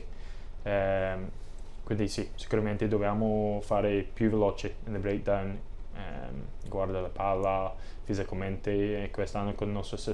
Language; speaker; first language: Italian; non-native, learner; English